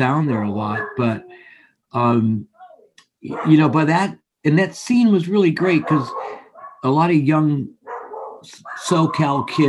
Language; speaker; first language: English; native; English